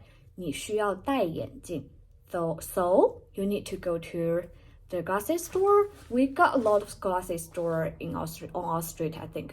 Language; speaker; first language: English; non-native, fluent; Chinese